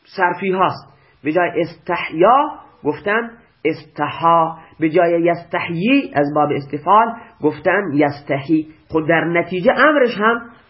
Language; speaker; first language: Persian; non-native, local second language; Baluchi